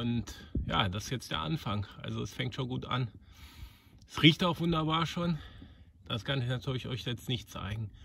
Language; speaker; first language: German; native; German